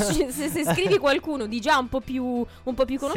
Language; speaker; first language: Italian; native; Italian